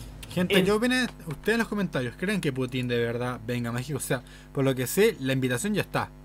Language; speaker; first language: Spanish; native; Spanish